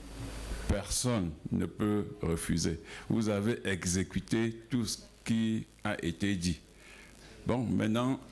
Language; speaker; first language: French; non-native, local second language; Ghomala